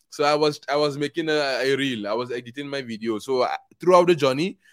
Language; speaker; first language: English; non-native, local second language; Igbo